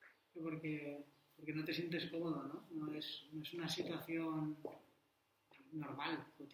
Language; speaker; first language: Spanish; native; Spanish